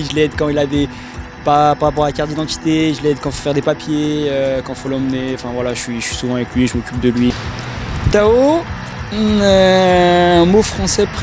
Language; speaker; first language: French; native; French